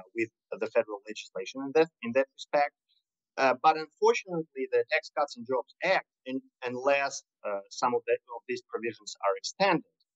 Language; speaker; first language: English; non-native, fluent; Russian